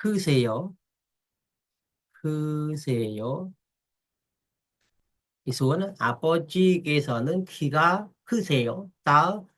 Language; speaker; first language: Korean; non-native, fluent; Khmer